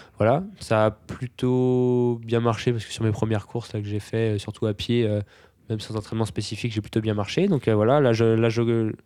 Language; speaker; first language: French; native; French